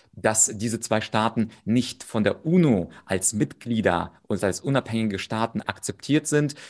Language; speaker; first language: German; early bilingual, other home language; Russian